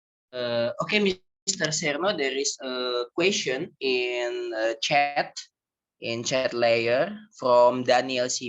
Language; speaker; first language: English; non-native, learner; Indonesian